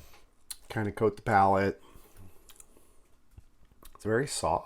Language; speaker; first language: English; native; English